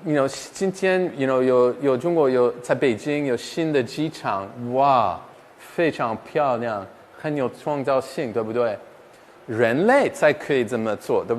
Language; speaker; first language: Chinese; non-native, fluent; English